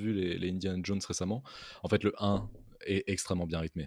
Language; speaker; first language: French; native; French